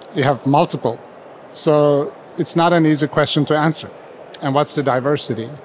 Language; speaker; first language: English; non-native, fluent; Turkish